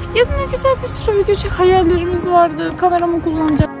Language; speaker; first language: Turkish; non-native, learner; Indonesian